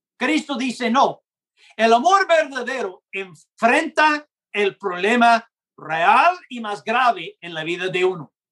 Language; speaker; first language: Spanish; non-native, fluent; English